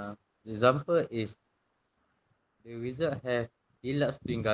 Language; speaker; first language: English; non-native, local second language; Malay